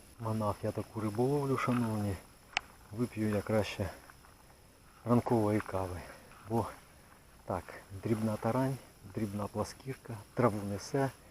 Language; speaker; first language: Ukrainian; native; Ukrainian